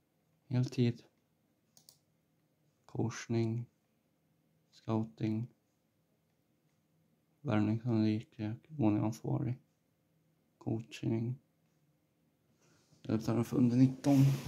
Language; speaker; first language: Swedish; native; Swedish